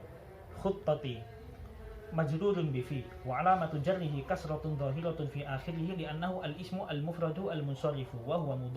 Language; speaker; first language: Arabic; non-native, learner; Javanese